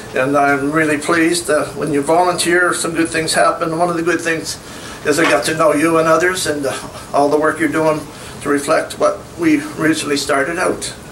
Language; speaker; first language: English; native; English